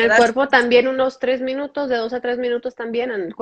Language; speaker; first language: Spanish; early bilingual, heritage; Spanish